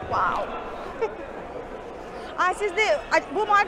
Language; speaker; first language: Turkish; non-native, learner; Russian